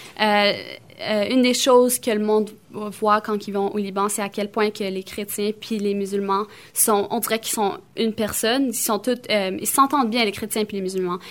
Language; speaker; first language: French; early bilingual, other home language; Arabic